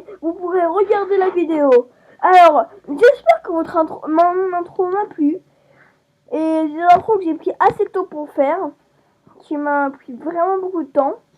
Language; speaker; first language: French; native; French